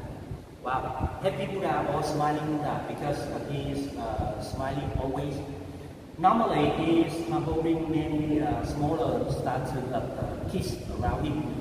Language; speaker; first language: English; non-native, local second language; Vietnamese